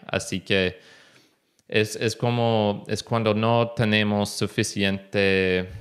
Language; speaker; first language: Spanish; non-native, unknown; English